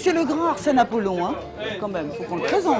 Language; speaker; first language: French; native; French